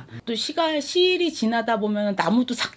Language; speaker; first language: Korean; native; Korean